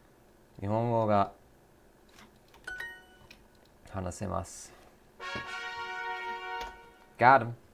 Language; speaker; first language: Japanese; non-native, learner; English